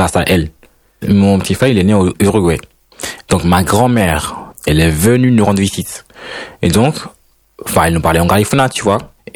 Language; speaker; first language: French; non-native, fluent; Spanish